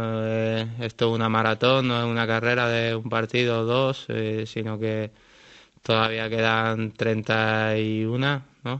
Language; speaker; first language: Spanish; native; Spanish